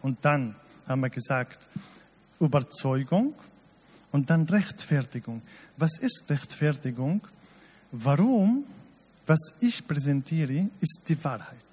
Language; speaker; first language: German; non-native, fluent; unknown